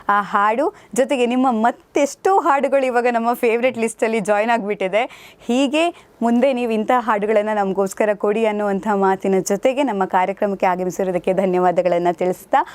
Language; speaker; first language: Kannada; native; Kannada